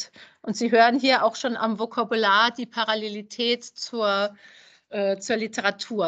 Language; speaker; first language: German; native; German